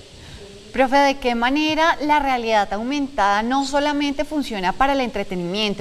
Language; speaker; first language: Spanish; native; Spanish